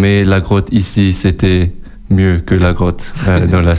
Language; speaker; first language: French; non-native, local second language; German